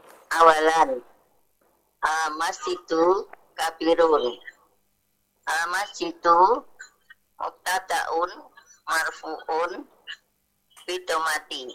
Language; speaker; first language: Arabic; non-native, learner; Indonesian